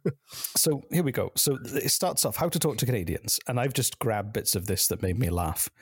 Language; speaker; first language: English; native; English